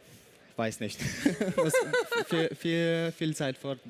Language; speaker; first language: German; non-native, learner; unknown